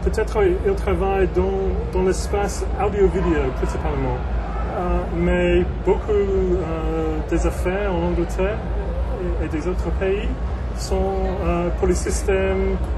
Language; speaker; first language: French; non-native, learner; English